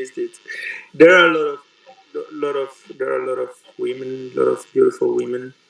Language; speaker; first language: English; non-native, learner; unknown